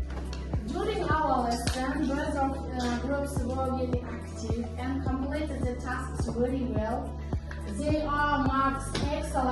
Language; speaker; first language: English; non-native, learner; Kazakh